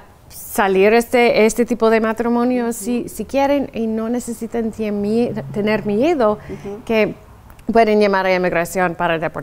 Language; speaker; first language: Spanish; non-native, fluent; English